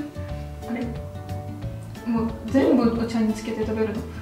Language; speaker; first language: Japanese; non-native, fluent; Russian